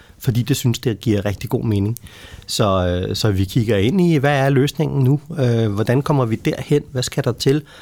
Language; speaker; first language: Danish; native; Danish